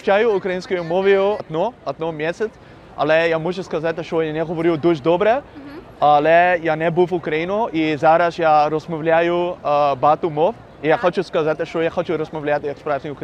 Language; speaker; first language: Ukrainian; non-native, learner; Dutch